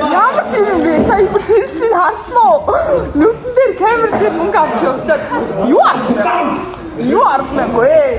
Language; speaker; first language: Mongolian; native; Mongolian